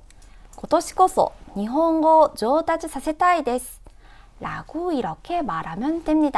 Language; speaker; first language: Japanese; non-native, fluent; Korean